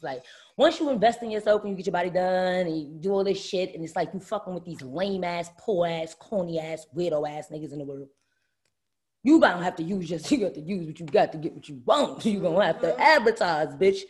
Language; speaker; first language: English; native; English